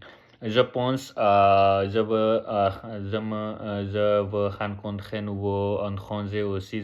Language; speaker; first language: French; non-native, learner; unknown